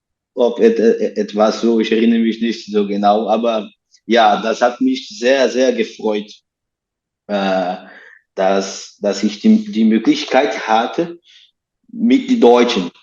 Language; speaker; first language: German; non-native, learner; Portuguese